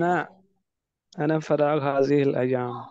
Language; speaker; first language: Arabic; non-native, learner; Urdu